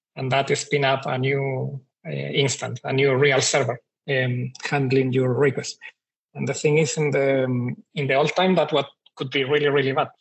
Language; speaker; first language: English; non-native, fluent; Spanish